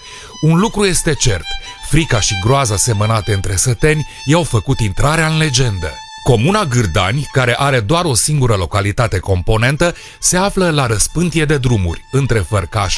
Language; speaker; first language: Romanian; native; Romanian